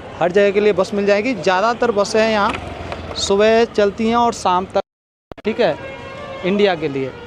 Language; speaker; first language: Hindi; native; Hindi